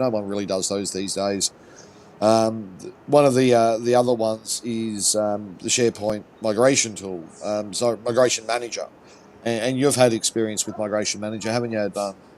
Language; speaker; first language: English; native; English